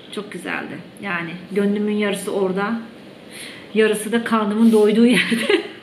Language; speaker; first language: Turkish; native; Turkish